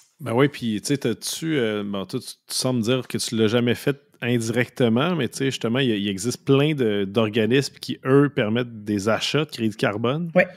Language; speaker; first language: French; native; French